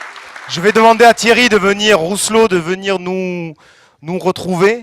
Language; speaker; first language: French; native; French